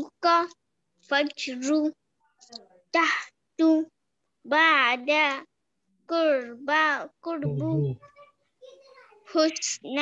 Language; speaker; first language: Arabic; non-native, learner; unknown